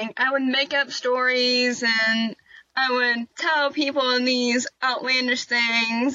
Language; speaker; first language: English; native; English